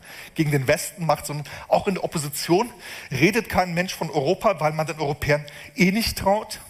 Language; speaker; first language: German; native; German